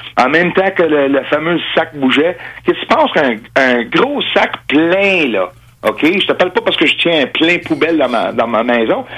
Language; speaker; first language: French; non-native, local second language; English